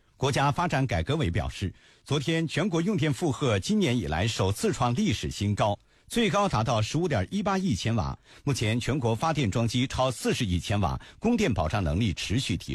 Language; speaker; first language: Chinese; native; Chinese